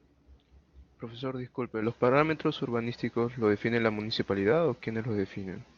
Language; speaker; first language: Spanish; native; Spanish